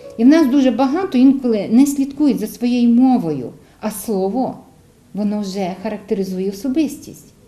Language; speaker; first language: Ukrainian; native; Ukrainian